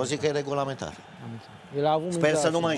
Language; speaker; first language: Romanian; native; Romanian